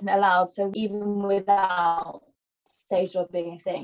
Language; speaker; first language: English; native; English